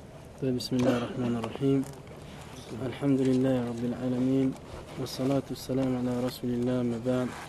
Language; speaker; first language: Arabic; non-native, fluent; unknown